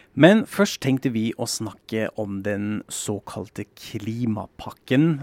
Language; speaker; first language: Norwegian; non-native, fluent; German